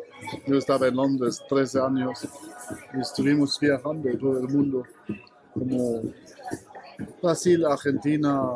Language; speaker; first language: Spanish; non-native, learner; German